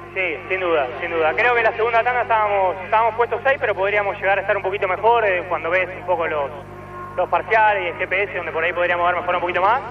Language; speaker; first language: Spanish; native; Spanish